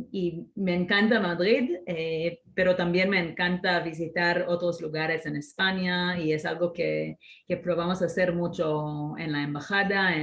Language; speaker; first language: Spanish; non-native, fluent; Hebrew